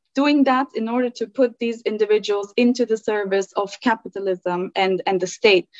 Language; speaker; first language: English; early bilingual, other home language; German